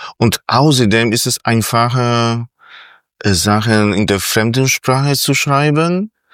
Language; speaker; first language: German; non-native, fluent; Polish